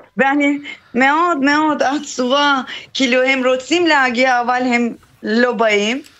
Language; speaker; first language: Hebrew; non-native, fluent; Turkish